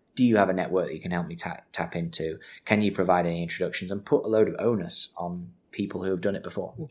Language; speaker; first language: English; native; English